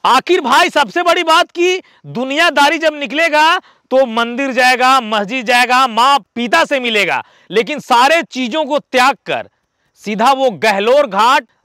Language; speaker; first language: Hindi; native; Hindi